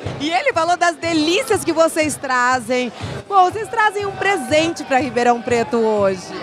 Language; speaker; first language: Portuguese; native; Portuguese